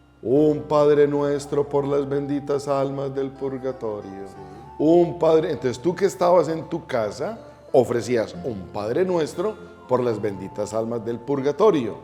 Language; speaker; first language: Spanish; native; Spanish